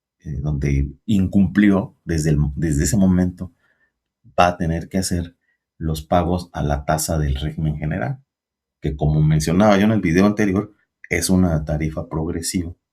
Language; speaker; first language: Spanish; native; Spanish